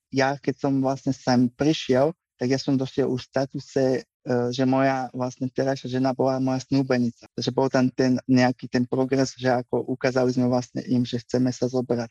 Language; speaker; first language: Slovak; native; Slovak